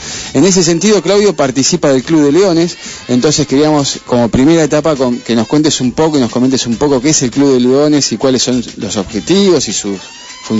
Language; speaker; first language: Spanish; native; Spanish